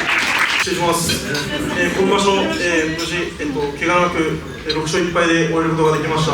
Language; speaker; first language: Japanese; native; Japanese